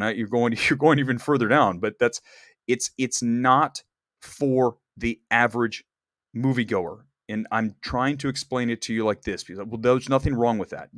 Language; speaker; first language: English; native; English